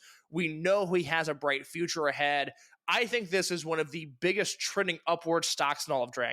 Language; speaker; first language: English; native; English